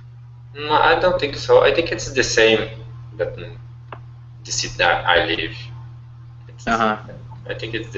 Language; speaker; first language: English; non-native, learner; Portuguese